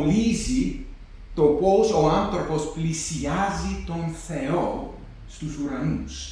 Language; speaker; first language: Greek; non-native, fluent; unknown